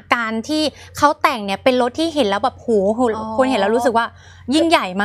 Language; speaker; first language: Thai; native; Thai